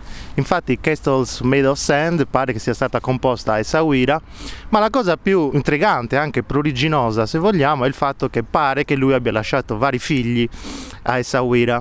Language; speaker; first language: Italian; native; Italian